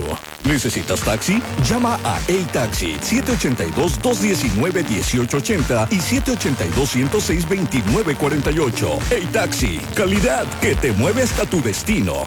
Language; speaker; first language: Spanish; native; Spanish